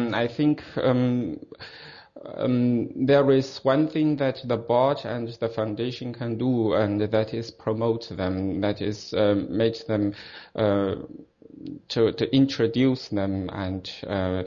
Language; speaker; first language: English; non-native, fluent; Chinese